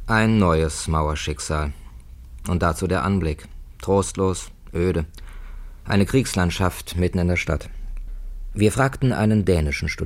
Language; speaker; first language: German; native; German